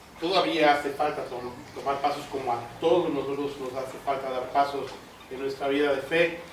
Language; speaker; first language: Spanish; native; Spanish